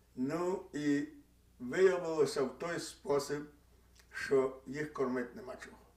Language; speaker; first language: Ukrainian; native; Ukrainian